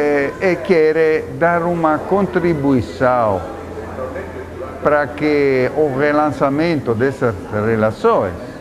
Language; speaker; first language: Portuguese; non-native, fluent; Italian